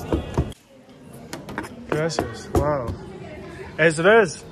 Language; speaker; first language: Spanish; non-native, learner; English